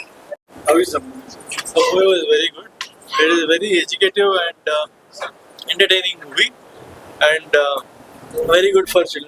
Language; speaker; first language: English; non-native, local second language; Kannada